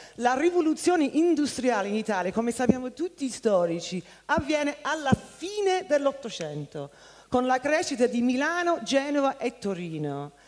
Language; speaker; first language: Italian; non-native, fluent; English